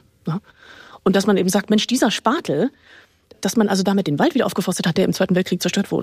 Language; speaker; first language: German; native; German